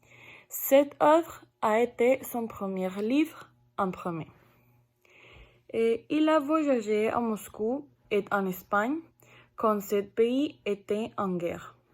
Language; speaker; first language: French; non-native, learner; Spanish